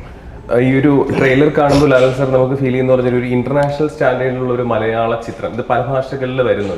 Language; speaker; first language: Malayalam; native; Malayalam